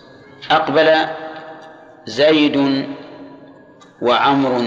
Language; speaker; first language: Arabic; native; Arabic